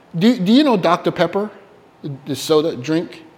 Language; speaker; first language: English; native; English